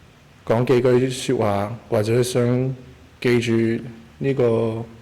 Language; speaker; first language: Cantonese; early bilingual, heritage; Cantonese